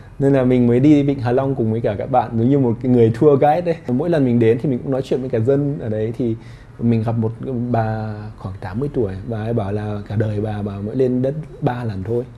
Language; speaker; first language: Vietnamese; early bilingual, heritage; Vietnamese